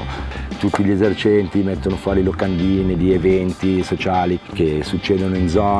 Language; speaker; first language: Italian; native; Italian